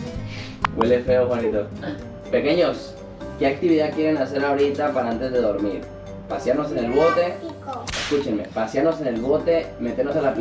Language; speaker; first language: Spanish; native; Spanish